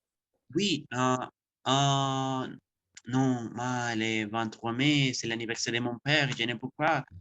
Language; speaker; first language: French; non-native, learner; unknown